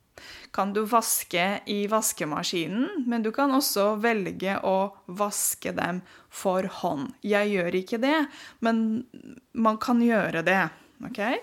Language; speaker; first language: Norwegian; non-native, fluent; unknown